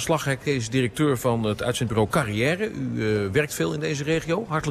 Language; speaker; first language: Dutch; native; Dutch